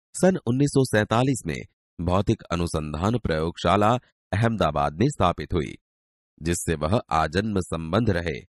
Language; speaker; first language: Hindi; non-native, local second language; Gujarati